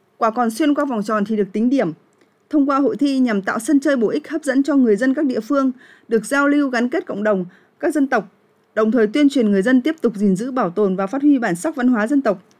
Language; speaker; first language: Vietnamese; native; Vietnamese